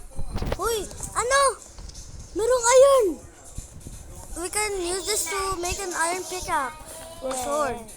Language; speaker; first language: English; non-native, local second language; Filipino